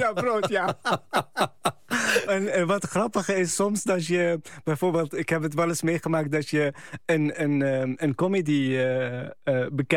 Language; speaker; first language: Dutch; non-native, fluent; Arabic